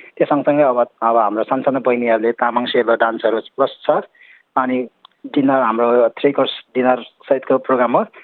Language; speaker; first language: Nepali; non-native, local second language; Sherpa